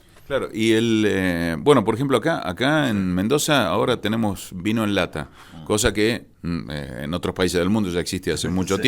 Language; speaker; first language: Spanish; native; Spanish